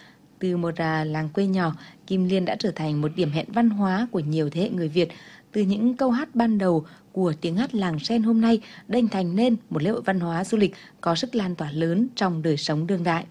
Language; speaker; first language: Vietnamese; native; Vietnamese